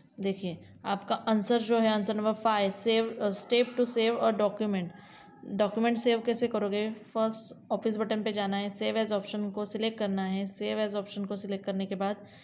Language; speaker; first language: Hindi; non-native, local second language; Gujarati